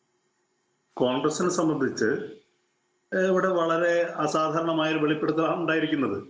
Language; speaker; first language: Malayalam; native; Malayalam